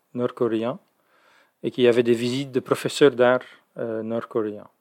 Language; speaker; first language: French; native; French